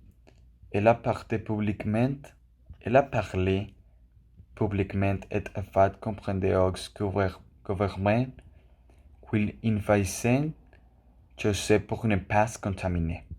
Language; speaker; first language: French; non-native, learner; Spanish